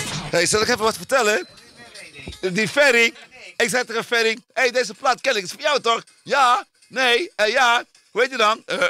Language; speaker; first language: Dutch; native; Dutch